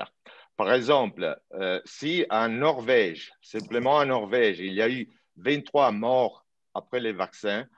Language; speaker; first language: French; non-native, fluent; Italian